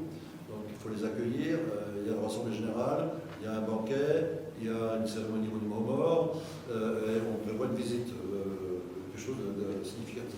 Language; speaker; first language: French; native; French